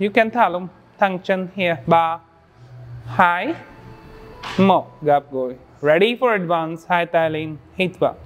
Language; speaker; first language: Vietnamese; non-native, learner; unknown